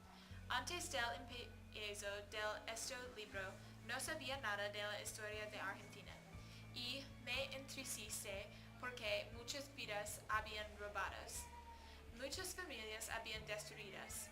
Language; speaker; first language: Spanish; non-native, learner; English